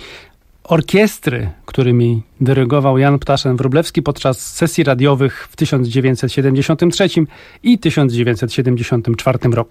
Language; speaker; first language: Polish; native; Polish